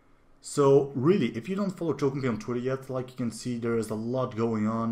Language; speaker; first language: English; non-native, fluent; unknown